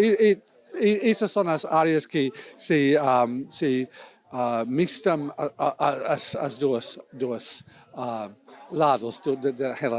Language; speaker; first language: Portuguese; non-native, learner; English